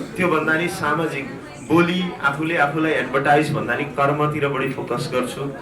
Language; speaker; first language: Nepali; native; Nepali